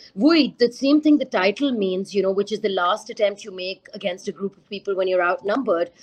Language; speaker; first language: English; non-native, local second language; Urdu